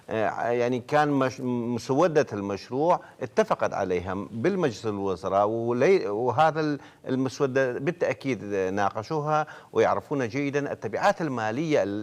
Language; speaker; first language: Arabic; non-native, local second language; Kurdish